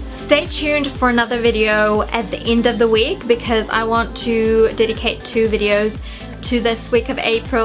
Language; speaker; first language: English; early bilingual, other home language; Sinhala